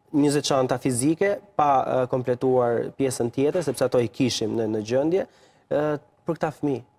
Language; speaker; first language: Albanian; native; Albanian